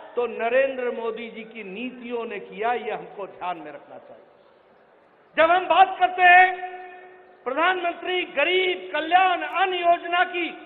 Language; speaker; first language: Hindi; native; Hindi